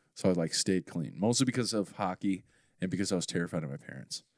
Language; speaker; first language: English; native; English